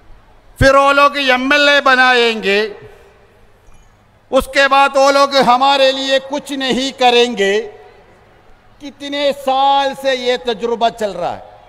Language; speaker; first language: Hindi; non-native, local second language; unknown